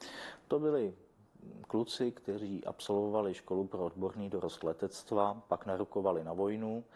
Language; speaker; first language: Czech; native; Czech